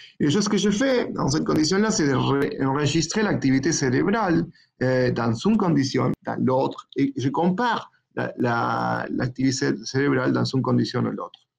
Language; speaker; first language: French; non-native, fluent; Spanish